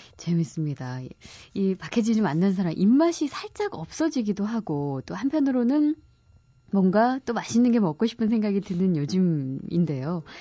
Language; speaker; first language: Korean; native; Korean